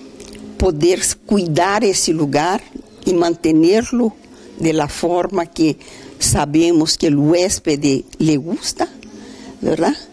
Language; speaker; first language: Spanish; non-native, fluent; Portuguese